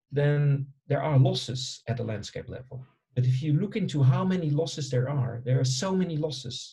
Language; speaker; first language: English; non-native, fluent; Dutch